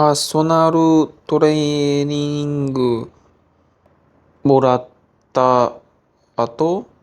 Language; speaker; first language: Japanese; non-native, learner; Korean